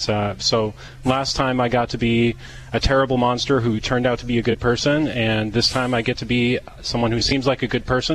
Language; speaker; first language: English; native; English